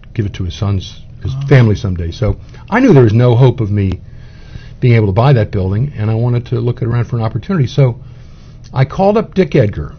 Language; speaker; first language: English; native; English